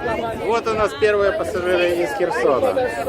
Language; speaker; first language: Russian; native; Russian